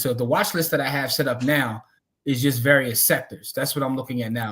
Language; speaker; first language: English; native; English